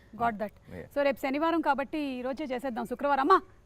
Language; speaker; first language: Telugu; native; Telugu